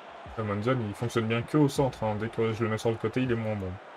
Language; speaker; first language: French; native; French